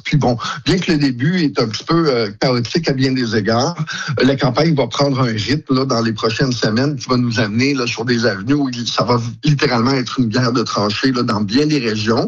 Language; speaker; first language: French; native; French